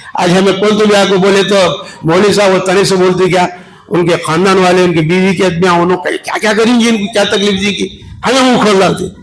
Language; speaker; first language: Urdu; native; Urdu